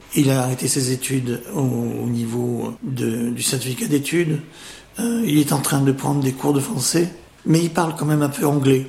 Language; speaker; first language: French; native; French